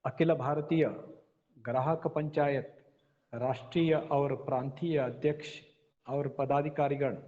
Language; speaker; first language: Hindi; non-native, local second language; Kannada